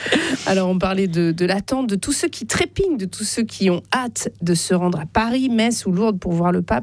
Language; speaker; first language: French; native; French